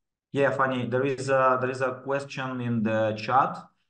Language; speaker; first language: English; non-native, fluent; Romanian